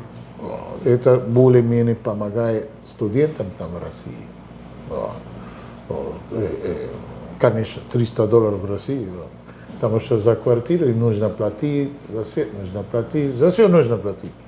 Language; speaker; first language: Russian; non-native, fluent; Spanish